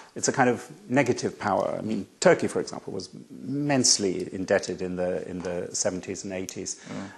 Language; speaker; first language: English; native; English